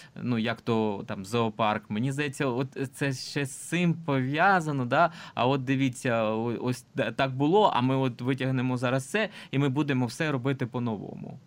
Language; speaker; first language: Ukrainian; non-native, local second language; Russian